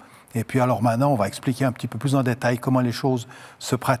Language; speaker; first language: French; native; French